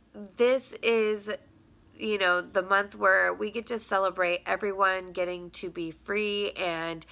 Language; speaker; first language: English; native; English